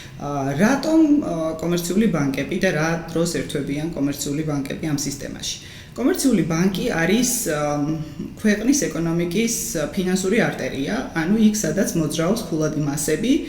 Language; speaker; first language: Georgian; native; Georgian